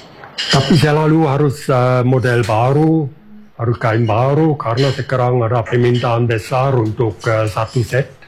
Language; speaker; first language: Indonesian; non-native, fluent; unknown